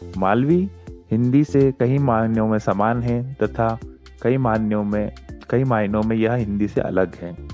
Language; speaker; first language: Hindi; native; Hindi